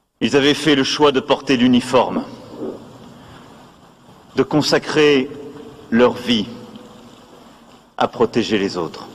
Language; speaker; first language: French; native; French